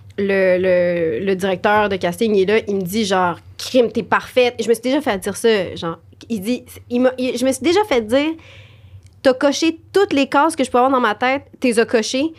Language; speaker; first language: French; native; French